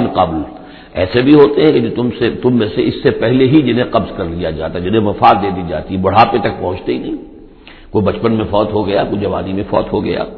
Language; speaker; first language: Urdu; native; Urdu